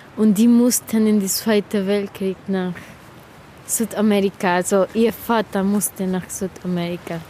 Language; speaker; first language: German; non-native, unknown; Spanish